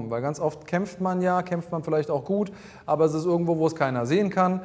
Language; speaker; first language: German; native; German